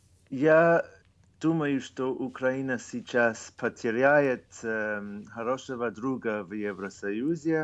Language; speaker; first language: Russian; non-native, fluent; English